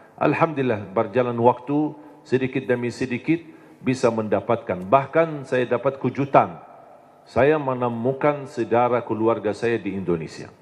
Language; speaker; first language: Indonesian; non-native, fluent; Arabic